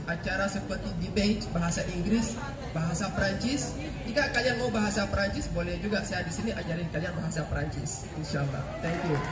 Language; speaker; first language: Indonesian; non-native, fluent; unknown